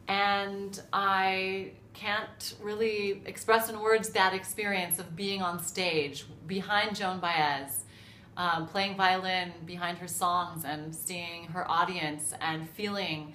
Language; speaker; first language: English; native; English